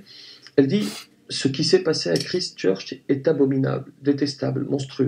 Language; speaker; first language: French; native; French